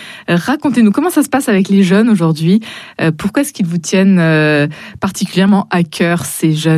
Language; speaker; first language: French; native; French